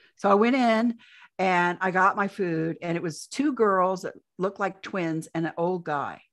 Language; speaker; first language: English; native; English